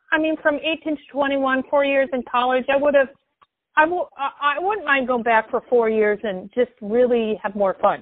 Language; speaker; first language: English; native; English